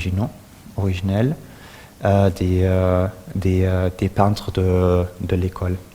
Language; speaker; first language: French; non-native, fluent; German